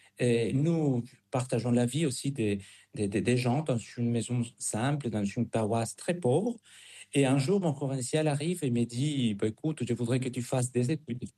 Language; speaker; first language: French; non-native, fluent; Spanish